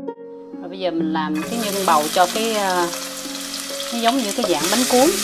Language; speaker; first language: Vietnamese; native; Vietnamese